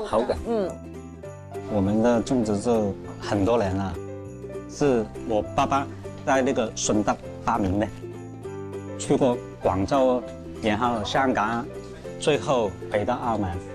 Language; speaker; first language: Chinese; non-native, local second language; Cantonese